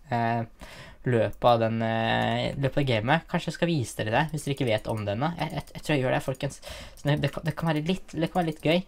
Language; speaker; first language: Norwegian; native; Norwegian